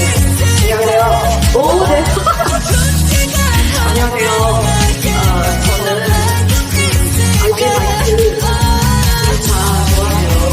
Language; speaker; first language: Korean; non-native, learner; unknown